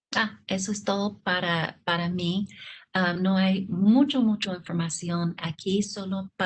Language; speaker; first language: Spanish; non-native, fluent; English